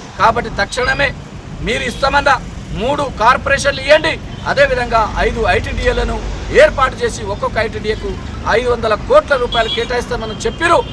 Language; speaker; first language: Telugu; non-native, local second language; Lambadi